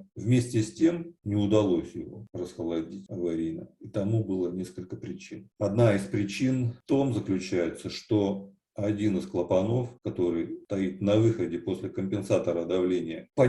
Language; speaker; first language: Russian; native; Russian